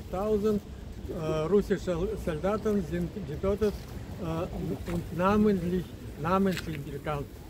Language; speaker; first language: German; non-native, fluent; Russian